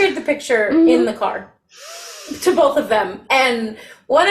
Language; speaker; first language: English; native; English